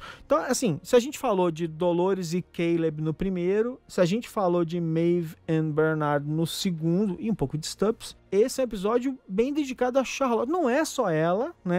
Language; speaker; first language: Portuguese; native; Portuguese